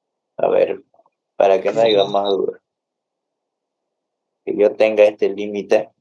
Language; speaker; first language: Spanish; native; Spanish